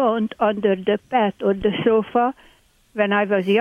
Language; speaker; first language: English; non-native, fluent; Hungarian